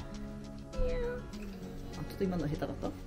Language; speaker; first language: Japanese; native; Japanese